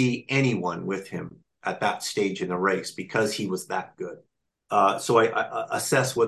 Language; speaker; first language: English; native; English